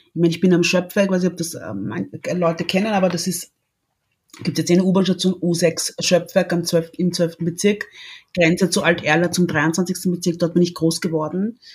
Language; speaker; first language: German; early bilingual, other home language; Lingala